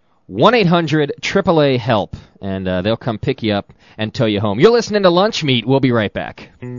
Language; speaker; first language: English; native; English